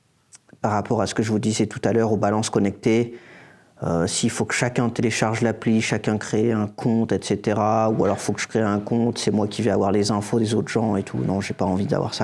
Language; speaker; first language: French; native; French